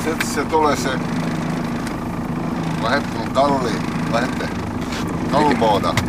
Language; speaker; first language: Finnish; non-native, local second language; Swedish